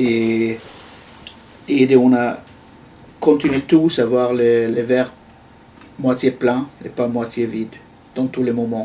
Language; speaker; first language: French; non-native, fluent; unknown